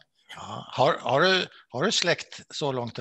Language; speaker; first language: Swedish; native; Swedish